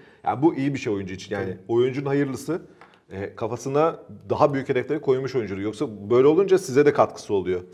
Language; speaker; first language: Turkish; native; Turkish